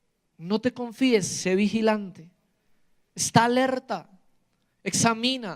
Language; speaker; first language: Spanish; native; Spanish